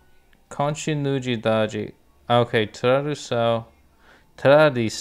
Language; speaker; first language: Portuguese; non-native, learner; English